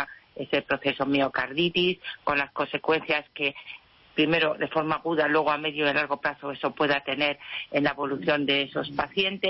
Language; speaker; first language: Spanish; native; Spanish